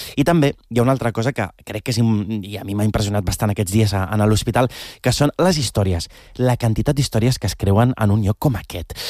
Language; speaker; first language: Catalan; early bilingual, other home language; Arabic